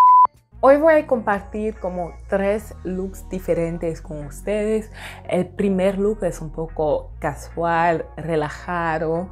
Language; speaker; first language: Spanish; non-native, fluent; English